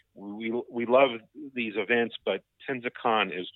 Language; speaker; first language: English; native; English